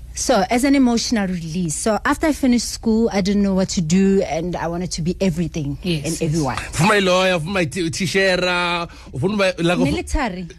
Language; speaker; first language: English; non-native, local second language; Zulu